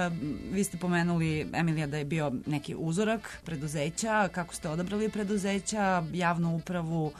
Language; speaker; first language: Serbian; native; Serbian